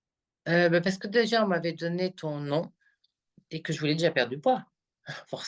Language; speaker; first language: French; native; French